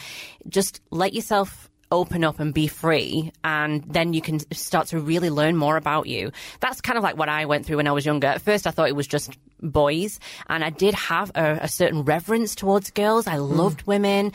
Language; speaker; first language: English; native; English